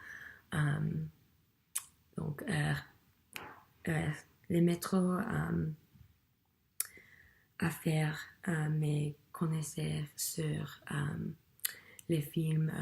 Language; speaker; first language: French; non-native, learner; English